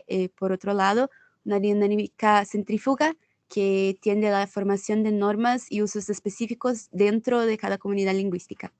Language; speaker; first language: Spanish; non-native, fluent; Portuguese